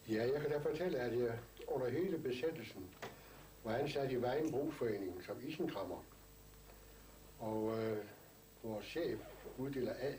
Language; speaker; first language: Danish; native; Danish